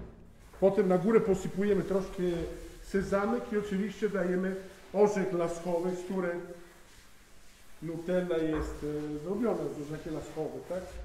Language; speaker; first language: Polish; non-native, fluent; Italian